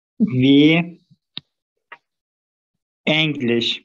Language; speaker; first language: German; non-native, fluent; Turkish